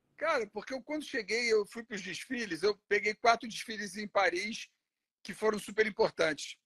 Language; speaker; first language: Portuguese; native; Portuguese